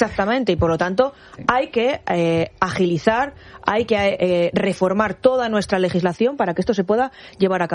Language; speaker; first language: Spanish; native; Spanish